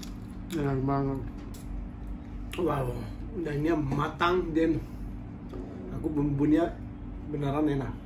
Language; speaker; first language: Indonesian; non-native, learner; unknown